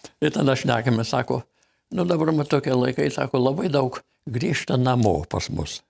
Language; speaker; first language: Lithuanian; native; Lithuanian